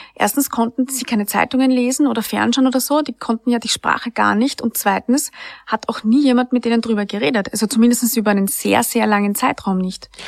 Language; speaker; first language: German; native; German